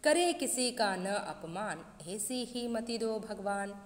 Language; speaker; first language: Hindi; non-native, local second language; Kannada